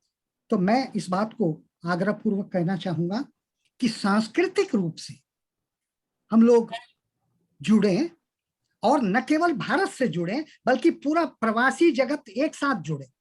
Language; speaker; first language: Hindi; native; Hindi